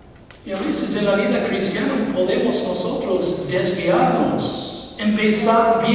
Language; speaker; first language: Spanish; non-native, fluent; English